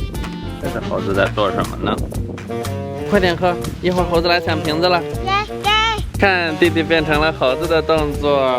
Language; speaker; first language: Chinese; native; Chinese